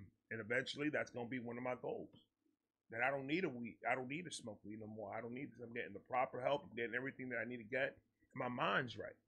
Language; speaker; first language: English; early bilingual, other home language; Spanish